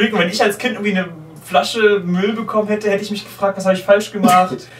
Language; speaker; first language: German; native; German